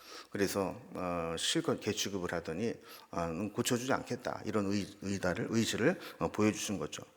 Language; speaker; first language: Korean; native; Korean